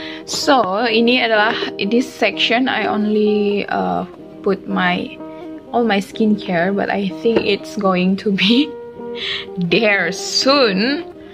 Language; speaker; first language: English; non-native, local second language; Malay